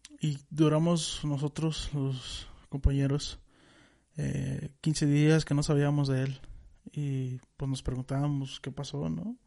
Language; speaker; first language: Spanish; native; Spanish